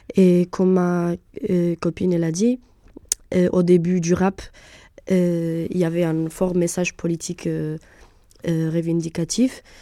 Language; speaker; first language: French; non-native, fluent; Arabic